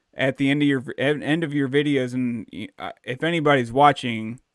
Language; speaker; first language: English; native; English